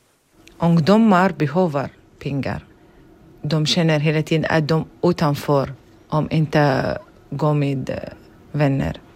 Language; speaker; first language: Swedish; non-native, learner; Arabic